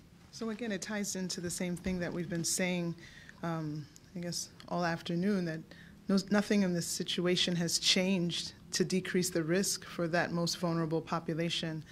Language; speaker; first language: English; native; English